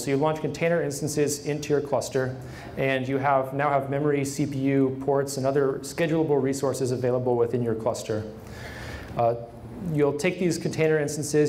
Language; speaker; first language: English; native; English